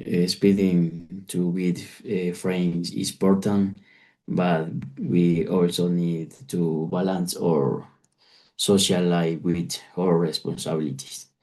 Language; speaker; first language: English; non-native, learner; Spanish